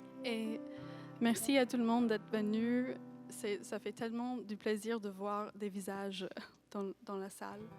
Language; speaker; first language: French; non-native, fluent; English